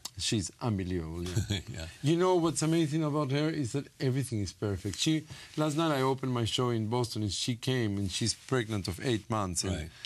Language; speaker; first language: English; non-native, fluent; Spanish